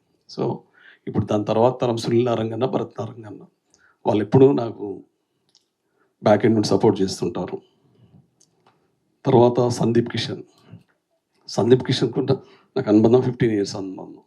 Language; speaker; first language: Telugu; native; Telugu